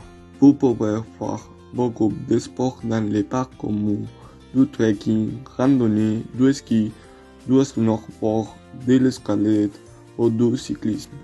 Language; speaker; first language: French; non-native, learner; Spanish